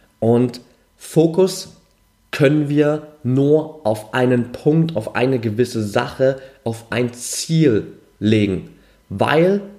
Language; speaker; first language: German; native; German